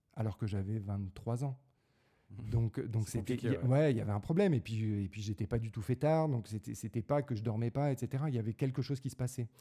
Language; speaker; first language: French; native; French